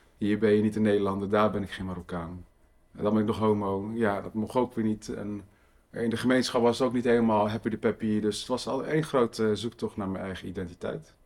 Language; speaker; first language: Dutch; early bilingual, other home language; Riffian